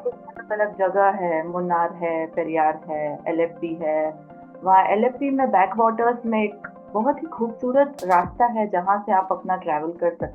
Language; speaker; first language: Hindi; native; Hindi